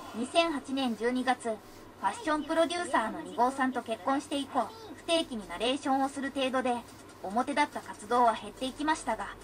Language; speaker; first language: Japanese; native; Japanese